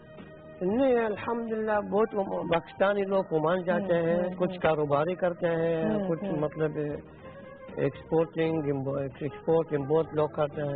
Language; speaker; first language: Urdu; non-native, learner; Arabic